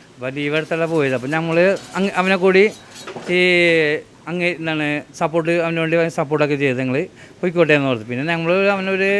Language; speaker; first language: Malayalam; non-native, learner; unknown